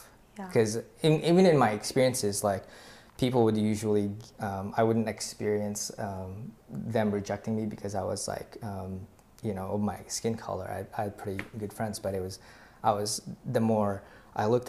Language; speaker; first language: English; early bilingual, other home language; Filipino